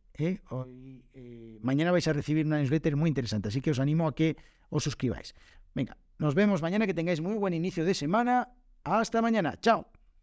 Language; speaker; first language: Spanish; native; Spanish